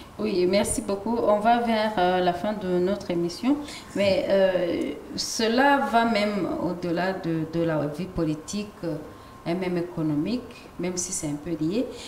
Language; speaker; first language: French; non-native, local second language; Kinyarwanda